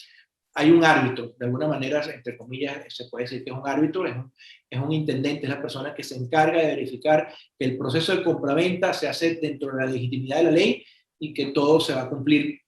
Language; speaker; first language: Spanish; native; Spanish